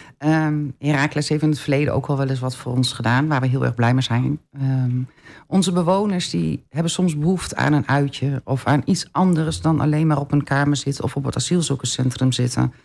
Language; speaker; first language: Dutch; native; Dutch